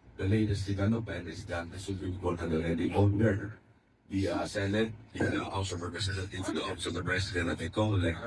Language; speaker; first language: English; non-native, local second language; Filipino